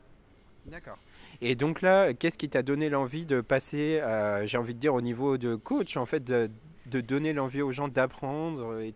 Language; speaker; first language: French; native; French